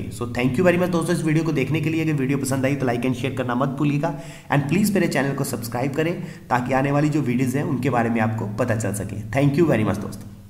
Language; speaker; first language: Hindi; native; Hindi